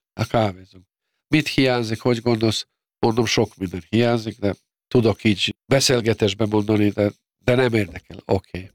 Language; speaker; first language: Hungarian; non-native, fluent; Serbian